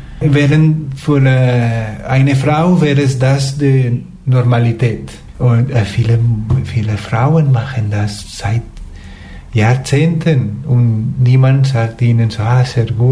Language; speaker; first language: German; non-native, fluent; Spanish